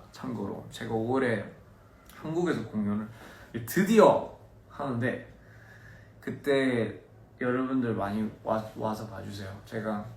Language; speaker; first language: Korean; early bilingual, heritage; Korean